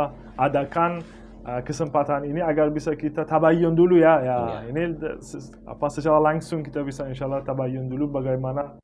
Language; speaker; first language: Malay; non-native, fluent; Persian